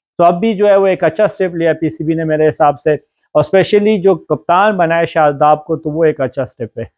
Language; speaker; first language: Urdu; non-native, local second language; Pashto